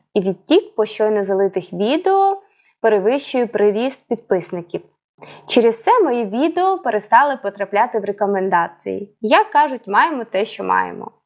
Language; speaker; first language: Ukrainian; non-native, local second language; Russian